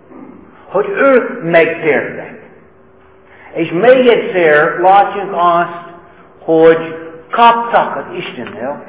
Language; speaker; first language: Hungarian; non-native, fluent; English